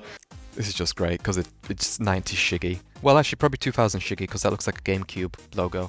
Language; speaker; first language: English; native; English